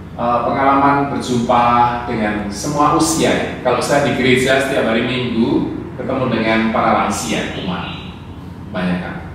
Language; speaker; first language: Indonesian; native; Indonesian